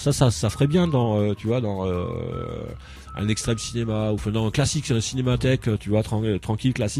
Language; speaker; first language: French; native; French